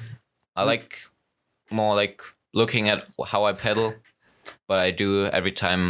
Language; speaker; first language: English; non-native, fluent; German